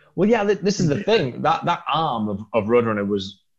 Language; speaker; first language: English; native; English